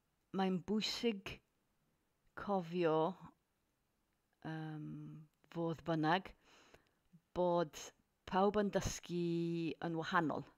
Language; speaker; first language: Welsh; non-native, learner; English